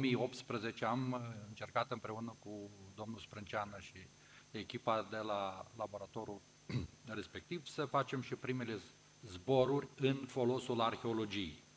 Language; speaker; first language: Romanian; native; Romanian